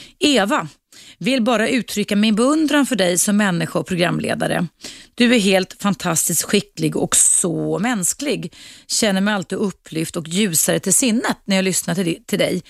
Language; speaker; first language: Swedish; native; Swedish